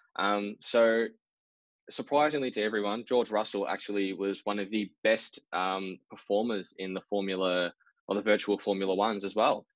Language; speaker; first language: English; native; English